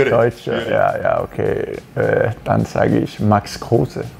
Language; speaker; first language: German; non-native, fluent; Danish